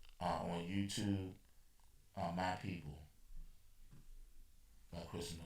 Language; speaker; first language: English; native; English